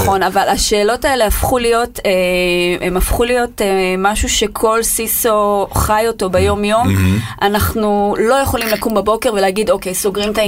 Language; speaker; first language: Hebrew; native; Hebrew